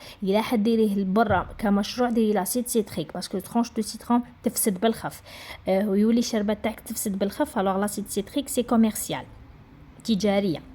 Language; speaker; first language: Arabic; native; Arabic